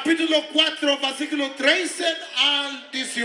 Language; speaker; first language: Spanish; non-native, learner; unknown